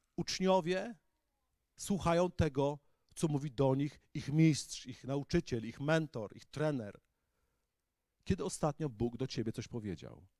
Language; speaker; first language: Polish; native; Polish